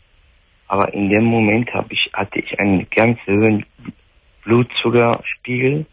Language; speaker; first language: German; non-native, fluent; Arabic